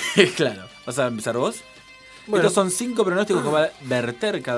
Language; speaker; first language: Spanish; native; Spanish